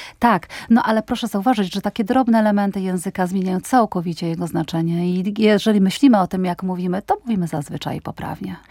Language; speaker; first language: Polish; native; Polish